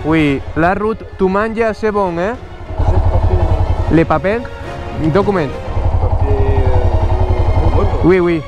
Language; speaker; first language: French; non-native, learner; Spanish